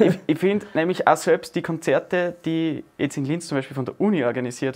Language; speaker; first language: German; native; German